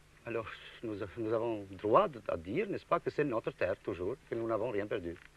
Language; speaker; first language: French; non-native, fluent; Albanian